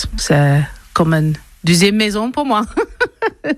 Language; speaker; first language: French; non-native, learner; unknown